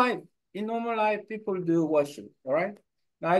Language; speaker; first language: English; non-native, learner; Korean